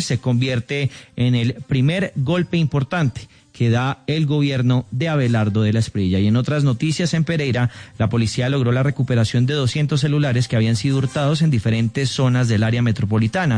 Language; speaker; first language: Spanish; native; Spanish